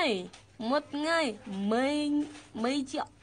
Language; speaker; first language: Vietnamese; non-native, learner; Indonesian